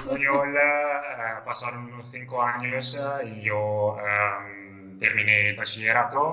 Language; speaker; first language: Spanish; non-native, fluent; Italian